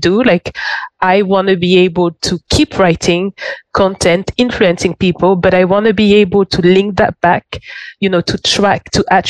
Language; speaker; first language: English; non-native, fluent; French